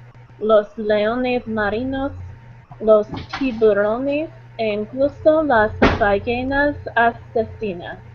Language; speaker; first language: Spanish; non-native, learner; English